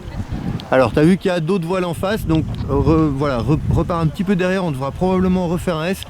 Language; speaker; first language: French; native; French